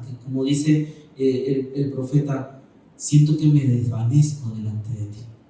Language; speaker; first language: Spanish; native; Spanish